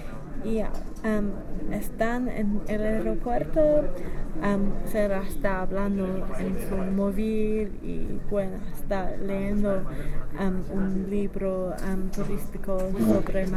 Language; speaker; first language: Spanish; non-native, learner; English